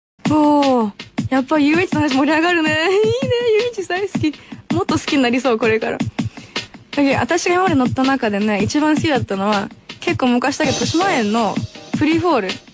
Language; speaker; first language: Japanese; early bilingual, heritage; Japanese